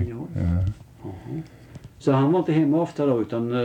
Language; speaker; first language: Swedish; native; Swedish